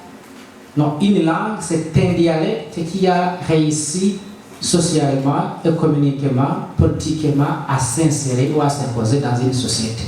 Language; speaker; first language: French; non-native, local second language; Rundi